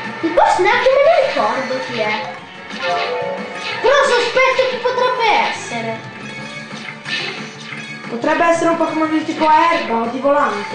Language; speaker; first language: Italian; native; Italian